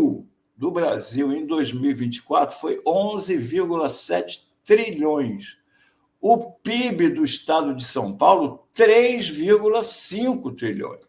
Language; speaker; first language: Portuguese; native; Portuguese